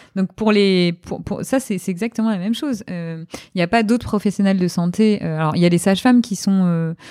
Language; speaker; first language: French; native; French